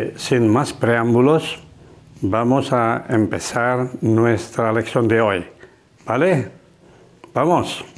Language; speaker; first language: Spanish; non-native, fluent; Indonesian